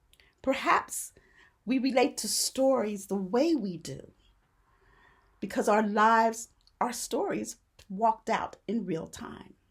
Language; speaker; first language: English; native; English